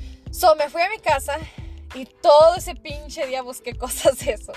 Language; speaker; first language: Spanish; early bilingual, heritage; Spanish